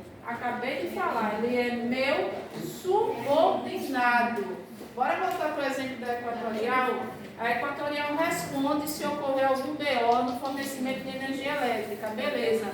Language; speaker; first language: Portuguese; native; Portuguese